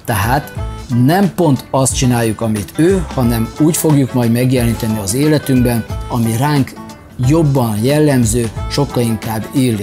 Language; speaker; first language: Hungarian; native; Hungarian